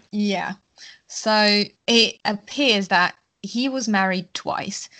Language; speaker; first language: English; non-native, fluent; German